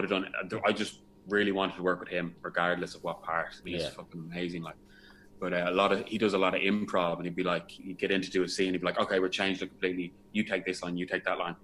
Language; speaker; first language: English; native; English